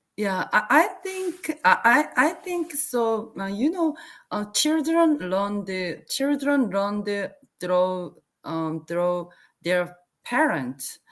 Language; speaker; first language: English; non-native, learner; Korean